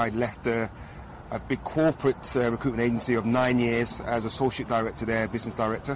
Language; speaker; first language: English; native; English